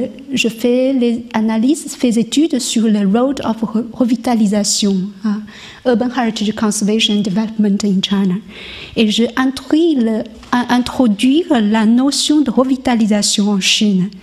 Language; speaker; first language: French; non-native, learner; Chinese